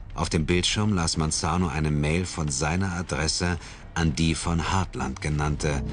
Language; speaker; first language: German; native; German